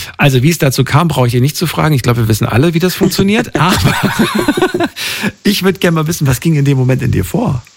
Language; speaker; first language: German; native; German